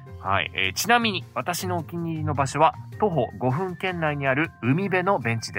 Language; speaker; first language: Japanese; native; Japanese